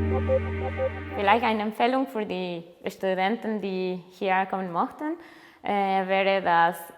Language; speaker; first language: German; non-native, learner; Spanish